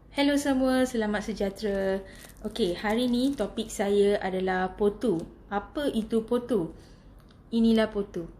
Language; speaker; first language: Malay; non-native, local second language; Tamil